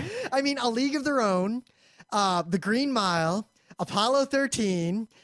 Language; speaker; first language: English; native; English